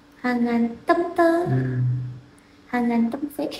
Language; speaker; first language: Vietnamese; non-native, learner; Indonesian